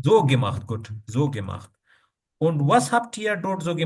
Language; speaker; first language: German; non-native, fluent; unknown